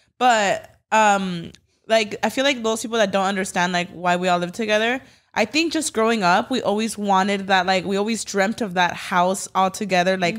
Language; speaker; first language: English; early bilingual, other home language; Spanish